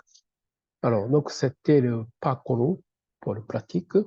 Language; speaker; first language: French; non-native, fluent; Japanese